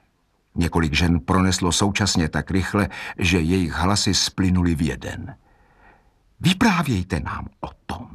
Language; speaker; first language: Czech; native; Czech